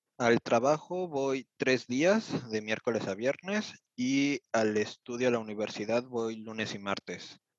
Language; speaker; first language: Spanish; native; Spanish